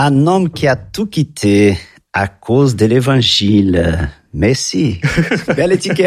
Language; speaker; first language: French; non-native, fluent; Portuguese